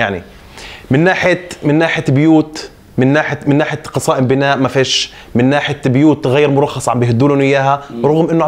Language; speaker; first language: Arabic; native; Arabic